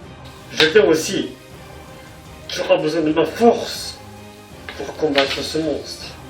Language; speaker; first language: French; native; French